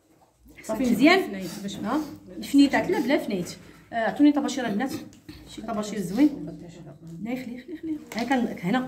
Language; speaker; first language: Arabic; native; Arabic